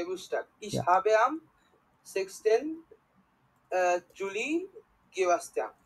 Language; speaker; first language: German; non-native, learner; Bangla